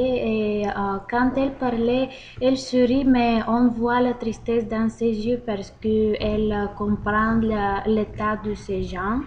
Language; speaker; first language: French; non-native, learner; Bulgarian